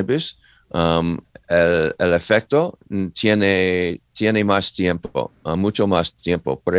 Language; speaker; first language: Spanish; non-native, learner; English